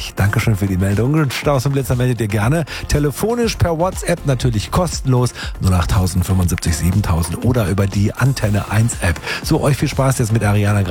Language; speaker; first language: German; native; German